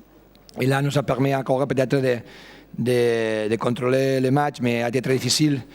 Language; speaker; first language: French; non-native, fluent; Spanish